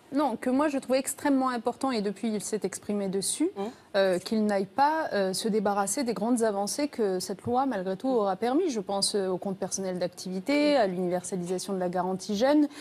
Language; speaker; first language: French; early bilingual, other home language; Riffian